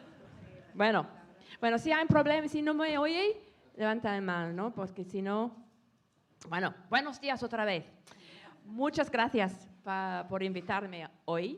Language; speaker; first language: Spanish; non-native, fluent; English